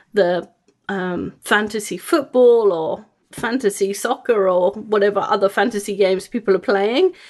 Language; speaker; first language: English; native; English